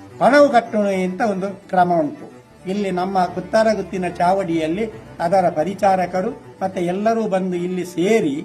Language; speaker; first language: Kannada; non-native, local second language; Tulu